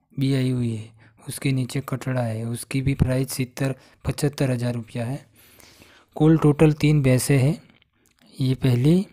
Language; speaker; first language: Hindi; non-native, local second language; Gujarati